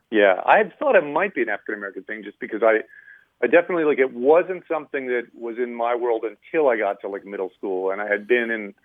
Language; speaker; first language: English; native; English